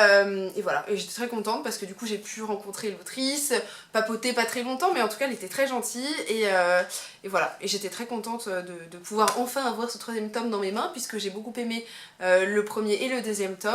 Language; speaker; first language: French; native; French